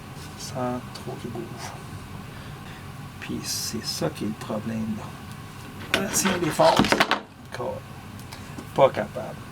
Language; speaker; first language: French; native; French